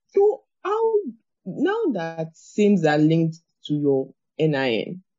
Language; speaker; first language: English; non-native, local second language; Yoruba